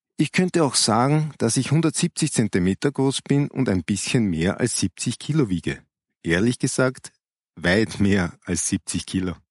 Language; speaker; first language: German; native; German